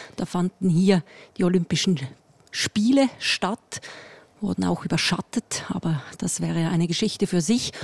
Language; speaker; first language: German; native; German